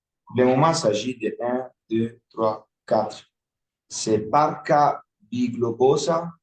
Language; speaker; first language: French; non-native, fluent; Italian